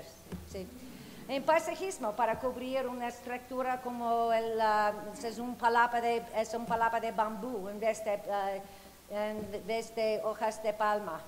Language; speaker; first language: Spanish; non-native, fluent; English